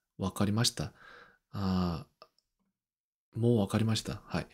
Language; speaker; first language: Japanese; non-native, learner; Korean